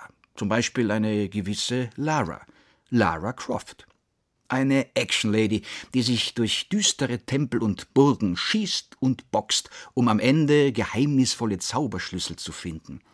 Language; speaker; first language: German; native; German